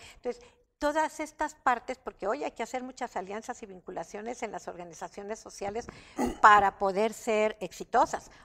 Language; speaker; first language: Spanish; native; Spanish